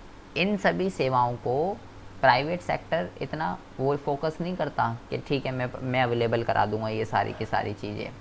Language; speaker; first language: Hindi; native; Hindi